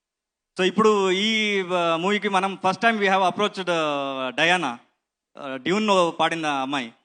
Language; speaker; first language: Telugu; non-native, learner; Kannada